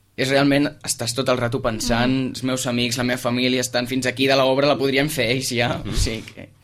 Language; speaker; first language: Catalan; native; Catalan